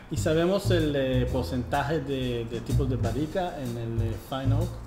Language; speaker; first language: Spanish; non-native, fluent; English